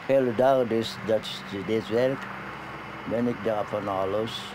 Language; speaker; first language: Dutch; non-native, learner; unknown